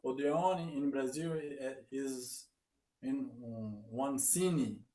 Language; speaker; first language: English; non-native, learner; Portuguese